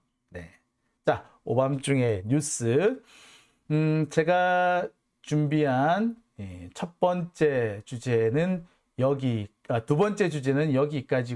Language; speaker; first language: Korean; native; Korean